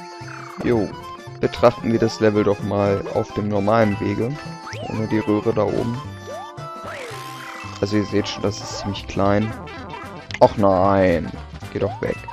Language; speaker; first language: German; native; German